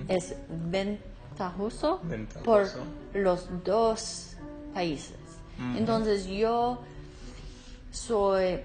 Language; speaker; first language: Spanish; non-native, learner; English